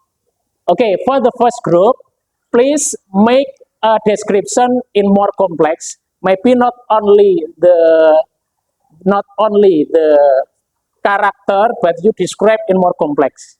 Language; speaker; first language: English; non-native, fluent; Indonesian